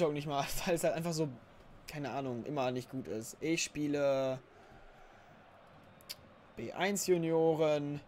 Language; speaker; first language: German; native; German